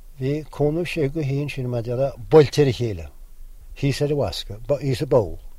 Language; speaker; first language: Irish; native; Irish